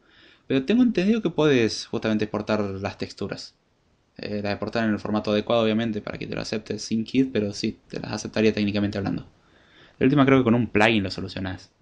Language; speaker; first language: Spanish; native; Spanish